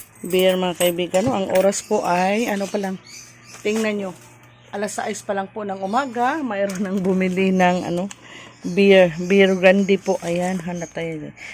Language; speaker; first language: Filipino; non-native, local second language; Cebuano